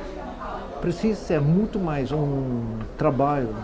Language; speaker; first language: Portuguese; non-native, fluent; Dutch